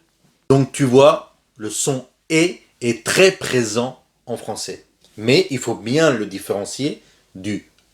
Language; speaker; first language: French; non-native, fluent; Spanish